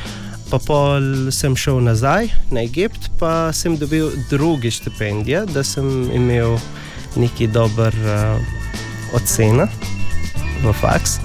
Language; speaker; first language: Slovenian; non-native, learner; Arabic